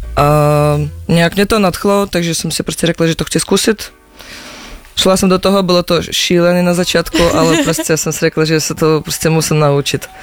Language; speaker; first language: Czech; non-native, fluent; Russian